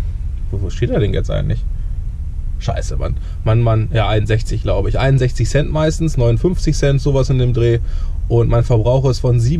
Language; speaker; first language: German; native; German